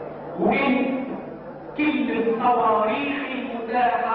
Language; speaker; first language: Arabic; native; Arabic